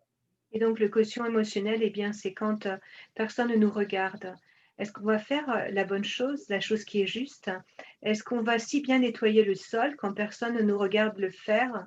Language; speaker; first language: French; native; French